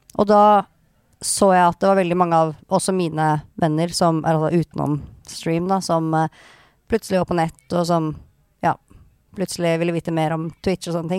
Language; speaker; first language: Norwegian; native; Norwegian